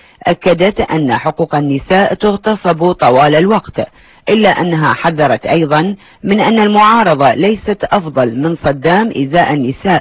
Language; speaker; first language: Arabic; native; Arabic